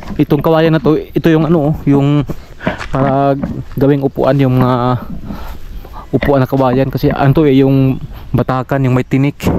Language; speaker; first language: Filipino; non-native, local second language; Cebuano